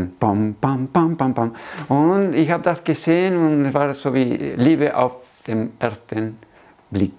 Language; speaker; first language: German; non-native, fluent; Spanish